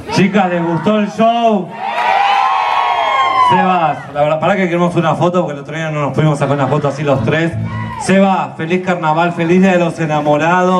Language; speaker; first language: Spanish; native; Spanish